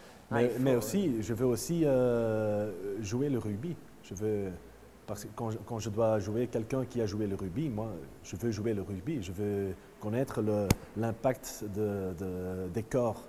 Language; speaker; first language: French; non-native, local second language; Dutch